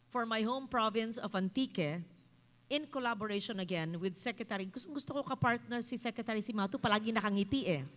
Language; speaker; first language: English; non-native, local second language; Filipino